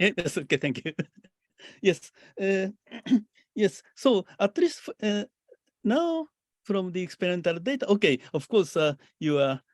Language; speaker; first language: English; non-native, fluent; Japanese